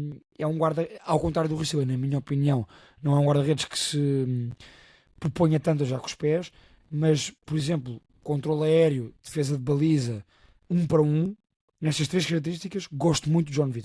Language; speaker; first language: Portuguese; native; Portuguese